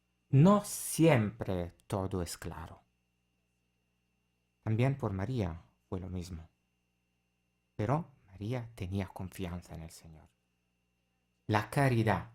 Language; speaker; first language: Spanish; non-native, fluent; Italian